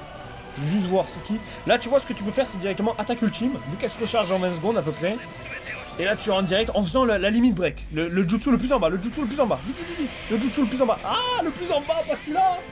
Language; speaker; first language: French; native; French